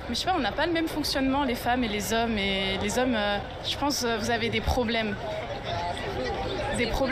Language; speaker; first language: French; native; French